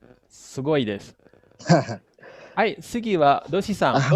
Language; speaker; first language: Japanese; non-native, fluent; Indonesian